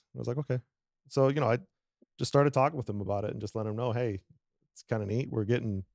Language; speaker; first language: English; native; English